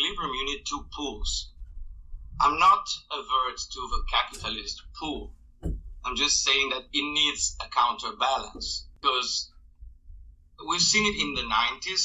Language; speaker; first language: English; non-native, fluent; Italian